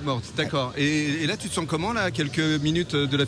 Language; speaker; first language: French; native; French